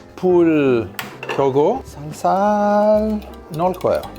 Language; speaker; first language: Korean; non-native, learner; Italian